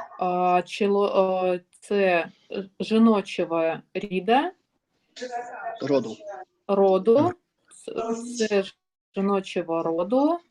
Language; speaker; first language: Ukrainian; non-native, learner; Russian